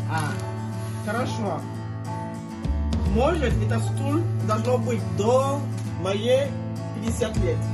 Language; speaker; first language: Russian; non-native, learner; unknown